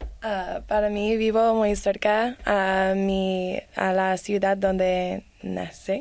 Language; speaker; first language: Spanish; non-native, learner; English